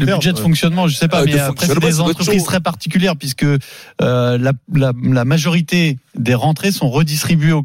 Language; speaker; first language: French; native; French